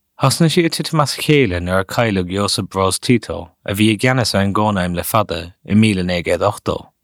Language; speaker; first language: Irish; native; Irish